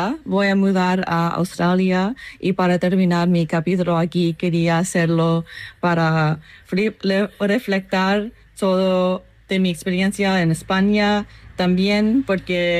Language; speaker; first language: Spanish; non-native, learner; English